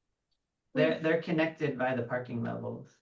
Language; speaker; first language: English; native; English